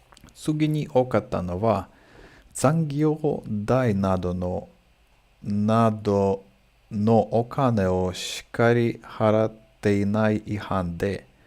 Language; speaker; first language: Japanese; non-native, learner; English